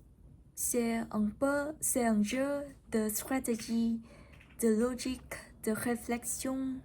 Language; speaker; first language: French; non-native, learner; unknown